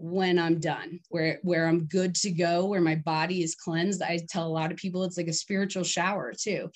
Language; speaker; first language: English; native; English